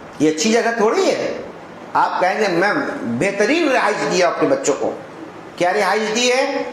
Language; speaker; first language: Urdu; native; Urdu